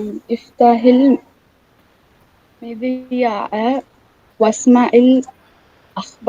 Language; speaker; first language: Arabic; non-native, learner; Tamil